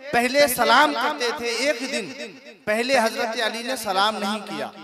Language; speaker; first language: Urdu; non-native, local second language; Bangla